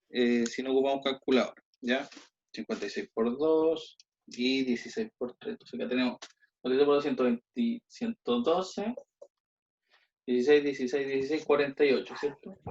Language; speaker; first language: Spanish; native; Spanish